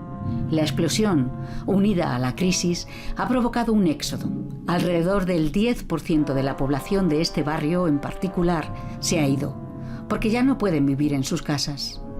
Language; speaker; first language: Spanish; native; Spanish